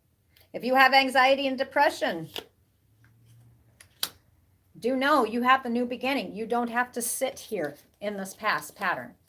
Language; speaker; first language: English; native; English